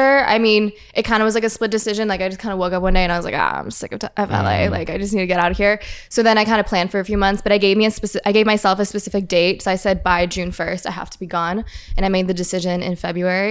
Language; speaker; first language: English; early bilingual, other home language; French